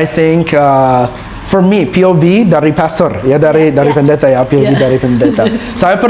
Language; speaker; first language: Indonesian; non-native, learner; English